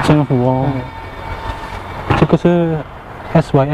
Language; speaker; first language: Chinese; non-native, learner; Indonesian